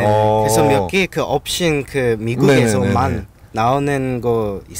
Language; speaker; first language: Korean; non-native, learner; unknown